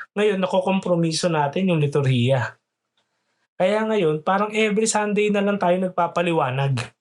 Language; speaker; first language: Filipino; native; Filipino